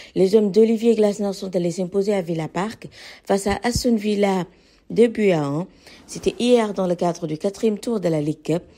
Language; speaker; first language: French; non-native, local second language; Wolof